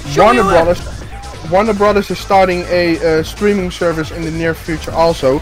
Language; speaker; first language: English; non-native, fluent; Dutch